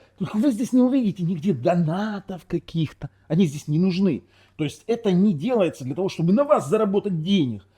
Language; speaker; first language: Russian; non-native, local second language; Ukrainian